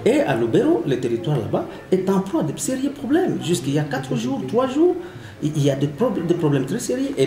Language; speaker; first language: French; non-native, local second language; Swahili